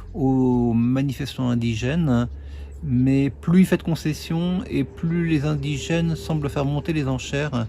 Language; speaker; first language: French; native; French